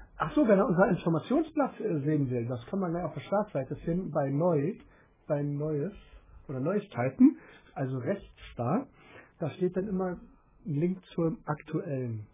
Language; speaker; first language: German; native; German